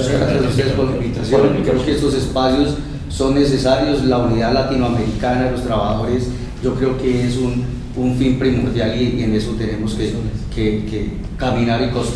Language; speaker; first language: Spanish; native; Spanish